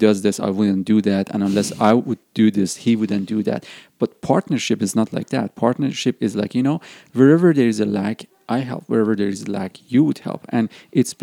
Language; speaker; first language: English; non-native, fluent; Persian